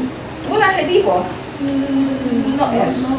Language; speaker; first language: Spanish; non-native, learner; Chinese